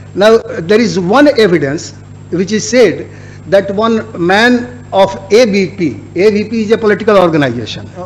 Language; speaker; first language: English; non-native, local second language; Hindi